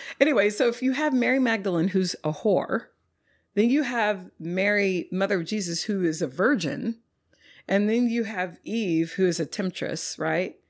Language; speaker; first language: English; native; English